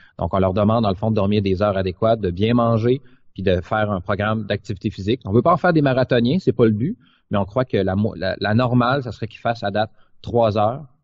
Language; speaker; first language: French; native; French